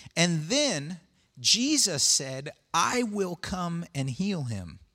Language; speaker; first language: English; native; English